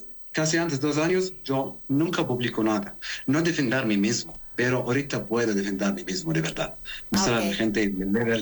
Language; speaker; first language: Spanish; non-native, learner; Arabic